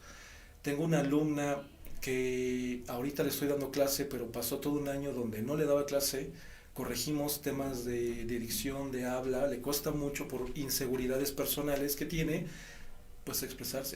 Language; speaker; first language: Spanish; native; Spanish